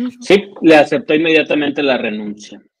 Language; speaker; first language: Spanish; native; Spanish